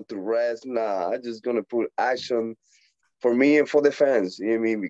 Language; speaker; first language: English; non-native, learner; Spanish